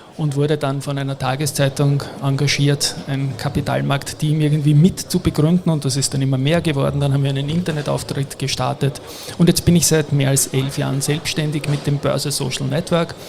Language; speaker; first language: German; native; German